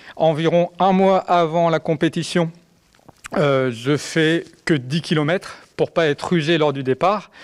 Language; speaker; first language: French; native; French